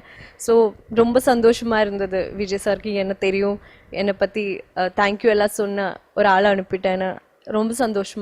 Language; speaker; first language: Tamil; non-native, learner; Malayalam